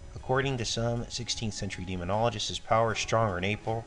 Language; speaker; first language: English; native; English